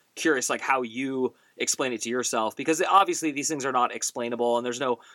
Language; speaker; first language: English; native; English